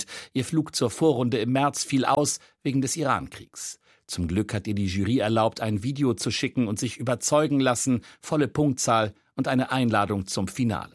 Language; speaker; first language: German; native; German